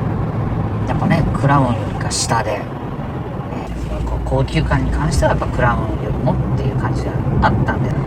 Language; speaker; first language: Japanese; native; Japanese